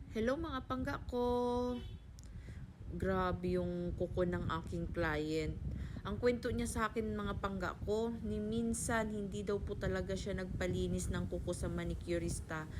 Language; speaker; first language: Filipino; non-native, local second language; Hiligaynon